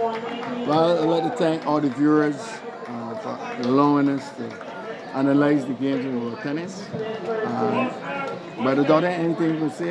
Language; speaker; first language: English; native; English